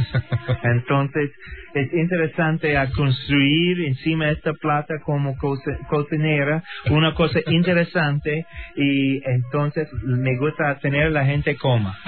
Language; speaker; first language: Spanish; non-native, learner; English